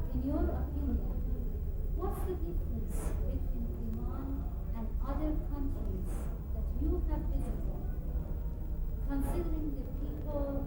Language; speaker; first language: English; non-native, fluent; Persian